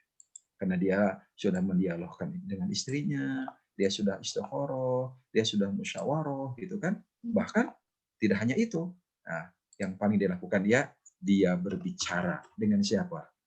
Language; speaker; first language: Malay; non-native, local second language; Sundanese